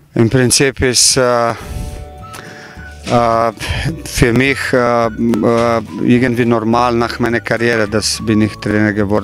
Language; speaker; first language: German; non-native, fluent; Slovenian